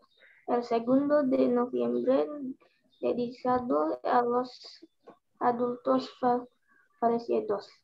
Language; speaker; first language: Spanish; non-native, learner; Indonesian